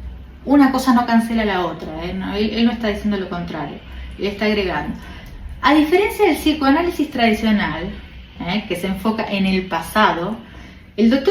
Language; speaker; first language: Spanish; native; Spanish